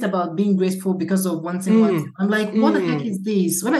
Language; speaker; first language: English; non-native, local second language; Igbo